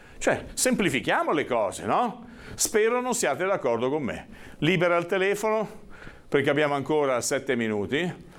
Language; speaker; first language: Italian; native; Italian